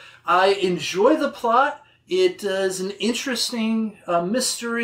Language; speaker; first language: English; native; English